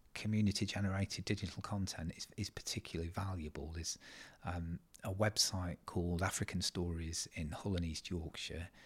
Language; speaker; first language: English; native; English